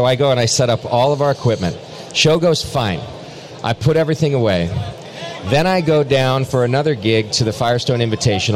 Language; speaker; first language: English; native; English